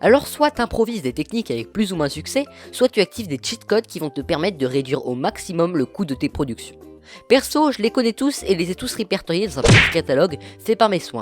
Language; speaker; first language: French; native; French